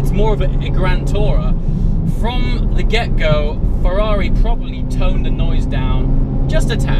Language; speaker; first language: English; native; English